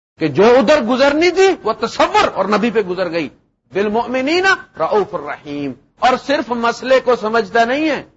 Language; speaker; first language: Urdu; non-native, local second language; Punjabi